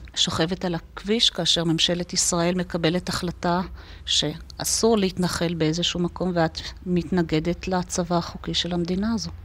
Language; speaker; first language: Hebrew; native; Hebrew